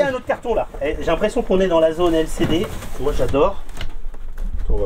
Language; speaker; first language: French; native; French